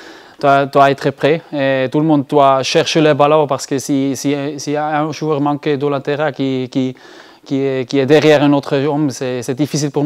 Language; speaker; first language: French; non-native, learner; German